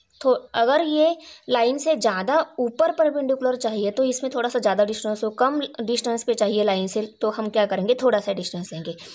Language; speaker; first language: Hindi; non-native, local second language; Marathi